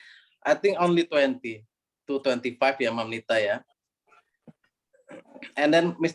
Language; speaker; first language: English; non-native, learner; Indonesian